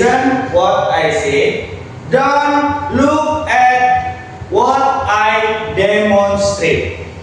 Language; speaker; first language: English; non-native, learner; Indonesian